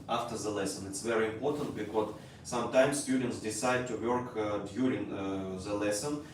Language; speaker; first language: English; non-native, learner; Russian